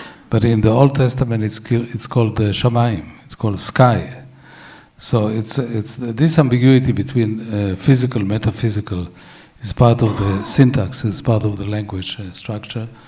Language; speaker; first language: English; non-native, fluent; Hebrew